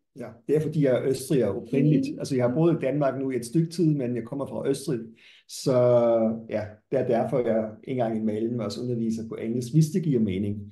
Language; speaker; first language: Danish; non-native, fluent; German